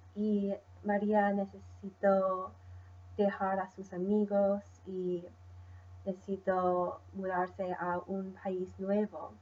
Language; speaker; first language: Spanish; non-native, learner; English